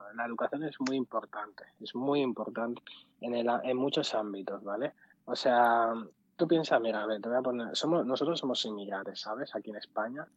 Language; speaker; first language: Spanish; early bilingual, other home language; Arabic